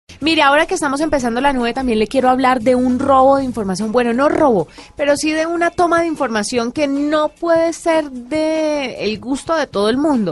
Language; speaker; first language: Spanish; native; Spanish